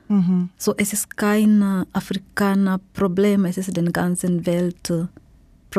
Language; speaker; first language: German; non-native, fluent; Swahili